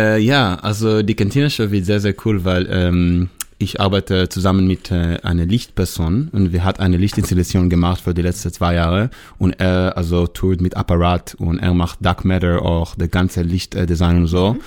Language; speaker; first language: German; non-native, learner; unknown